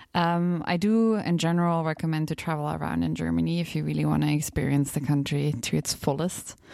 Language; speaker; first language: English; non-native, fluent; German